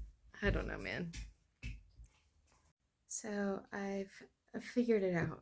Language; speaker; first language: English; native; English